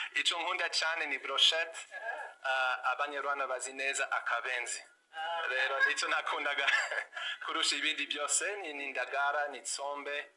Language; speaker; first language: Kinyarwanda; non-native, fluent; English